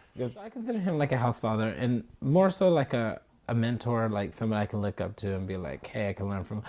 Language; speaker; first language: English; native; English